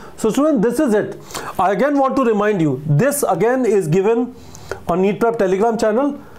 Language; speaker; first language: English; non-native, local second language; Hindi